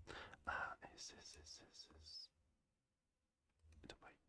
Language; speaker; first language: Basque; non-native, learner; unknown